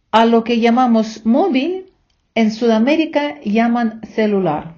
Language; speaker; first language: Spanish; non-native, fluent; Ukrainian